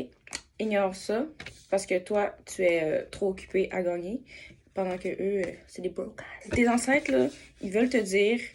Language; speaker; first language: French; native; French